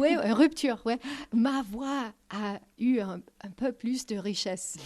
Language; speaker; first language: French; non-native, fluent; English